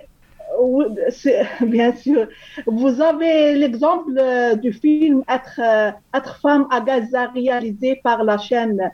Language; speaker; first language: French; non-native, fluent; Arabic